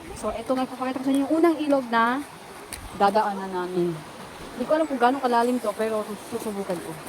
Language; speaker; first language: Filipino; non-native, local second language; Chavacano